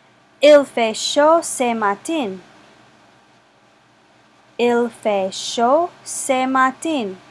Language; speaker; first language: French; non-native, fluent; English